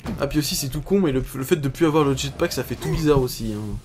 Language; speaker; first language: French; native; French